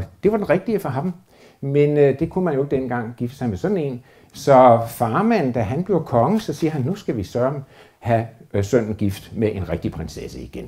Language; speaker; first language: Danish; native; Danish